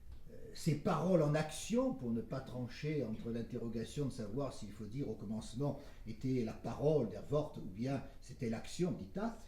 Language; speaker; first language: French; native; French